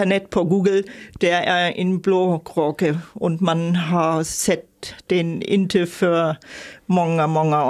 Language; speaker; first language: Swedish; non-native, learner; German